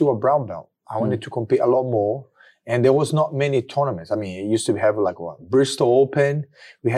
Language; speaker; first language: English; non-native, fluent; Portuguese